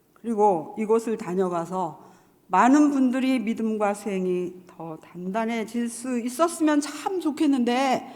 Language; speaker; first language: Korean; native; Korean